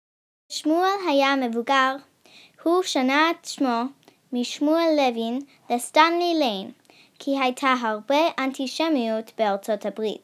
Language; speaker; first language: Hebrew; non-native, learner; English